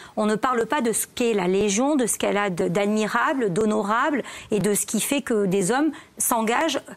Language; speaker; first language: French; native; French